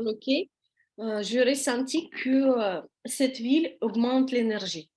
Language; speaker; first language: French; non-native, learner; Russian